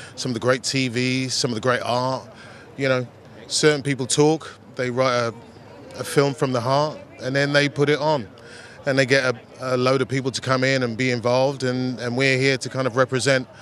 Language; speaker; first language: English; native; English